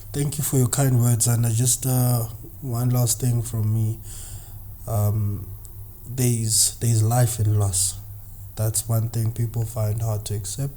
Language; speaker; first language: English; non-native, local second language; Zulu